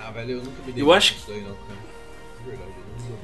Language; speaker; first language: Portuguese; native; Portuguese